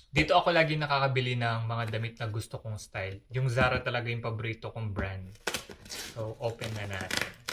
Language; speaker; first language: Filipino; native; Filipino